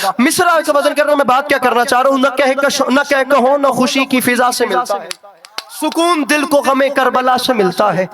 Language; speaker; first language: Urdu; non-native, local second language; Punjabi